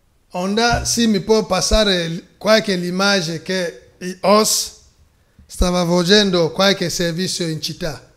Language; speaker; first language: Italian; non-native, fluent; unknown